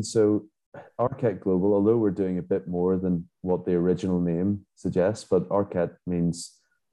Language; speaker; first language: English; native; English